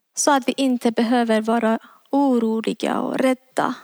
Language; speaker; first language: Swedish; non-native, fluent; Persian